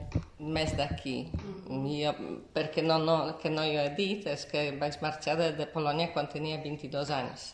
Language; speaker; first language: Catalan; non-native, fluent; Polish